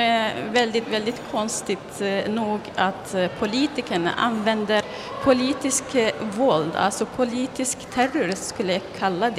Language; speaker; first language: Swedish; non-native, fluent; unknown